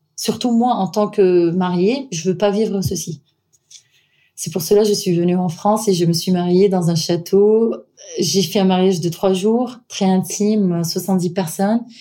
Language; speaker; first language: French; non-native, fluent; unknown